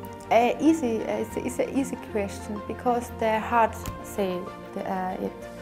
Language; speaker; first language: English; non-native, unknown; German